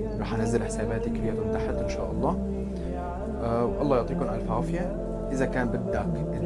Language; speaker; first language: Arabic; native; Arabic